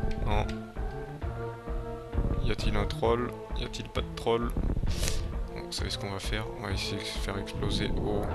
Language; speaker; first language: French; native; French